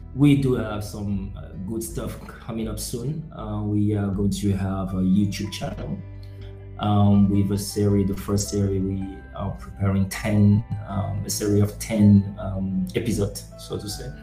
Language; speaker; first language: English; non-native, local second language; French